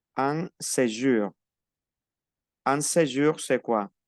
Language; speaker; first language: French; non-native, fluent; Spanish